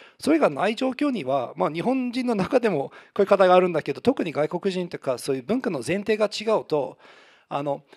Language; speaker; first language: Japanese; non-native, fluent; English